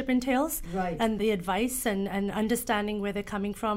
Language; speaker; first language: English; native; English